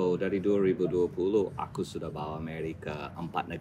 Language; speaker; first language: Indonesian; non-native, fluent; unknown